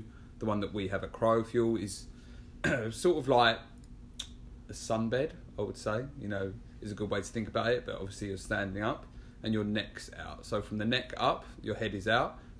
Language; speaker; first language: English; native; English